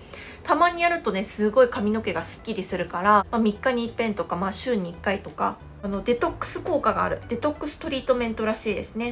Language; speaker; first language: Japanese; non-native, fluent; Korean